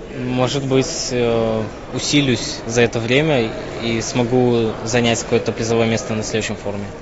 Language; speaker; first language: Russian; native; Russian